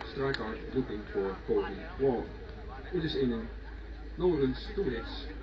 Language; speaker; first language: English; non-native, fluent; Dutch